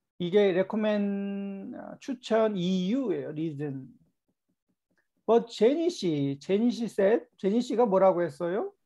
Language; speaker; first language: Korean; native; Korean